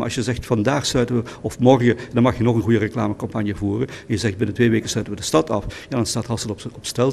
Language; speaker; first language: Dutch; native; Dutch